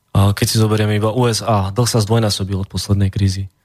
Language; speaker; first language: Slovak; native; Slovak